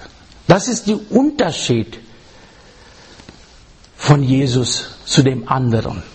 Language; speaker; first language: German; non-native, learner; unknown